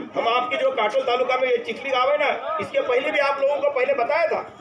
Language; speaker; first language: Hindi; non-native, local second language; Marathi